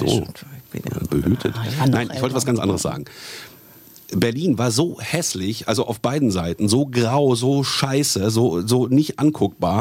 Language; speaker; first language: German; native; German